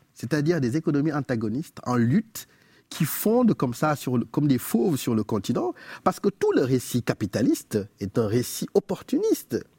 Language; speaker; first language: French; non-native, local second language; Wolof